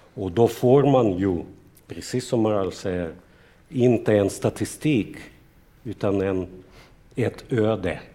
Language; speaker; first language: Swedish; non-native, fluent; Russian